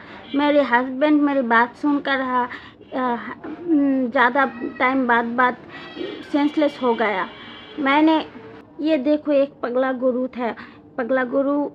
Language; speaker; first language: Hindi; non-native, learner; Bangla